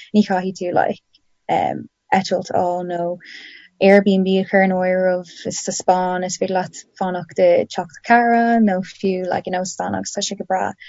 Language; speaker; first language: Irish; non-native, local second language; English